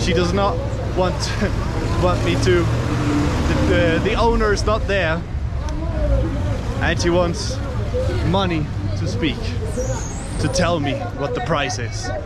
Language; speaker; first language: English; non-native, fluent; Danish